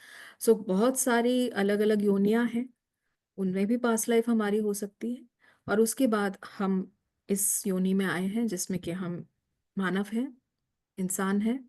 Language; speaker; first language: Hindi; native; Hindi